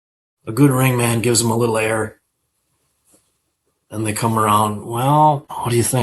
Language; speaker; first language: English; native; English